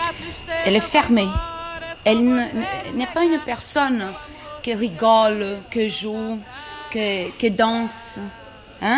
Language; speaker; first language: French; non-native, learner; Portuguese